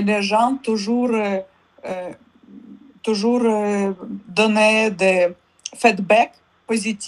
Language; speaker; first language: French; non-native, learner; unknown